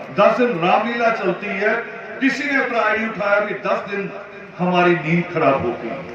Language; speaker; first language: Hindi; non-native, local second language; Punjabi